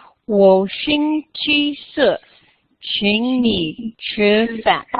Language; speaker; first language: Chinese; non-native, learner; English